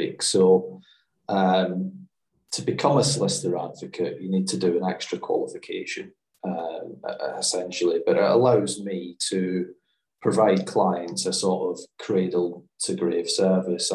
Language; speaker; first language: English; native; English